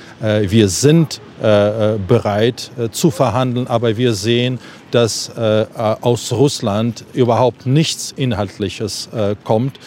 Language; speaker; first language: German; non-native, fluent; Ukrainian